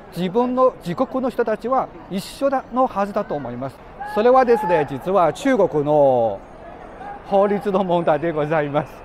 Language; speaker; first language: Japanese; non-native, fluent; Chinese